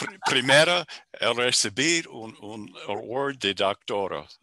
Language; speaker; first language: Spanish; non-native, learner; English